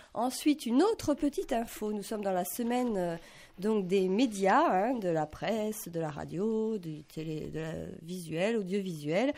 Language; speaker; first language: French; native; French